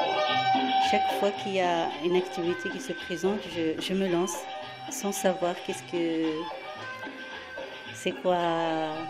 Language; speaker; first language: French; non-native, fluent; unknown